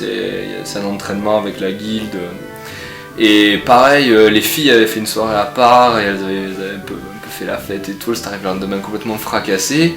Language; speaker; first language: French; native; French